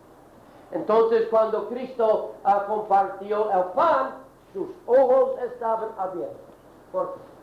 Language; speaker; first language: Spanish; non-native, learner; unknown